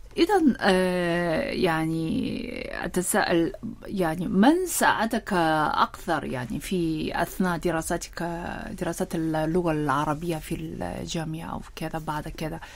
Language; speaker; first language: Arabic; non-native, fluent; Korean